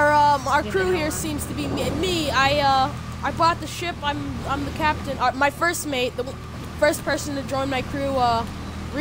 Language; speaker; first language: English; native; English